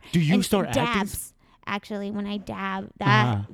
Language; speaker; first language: English; non-native, fluent; Spanish